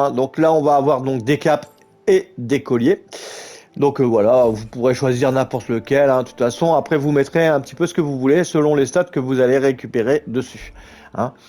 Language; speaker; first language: French; native; French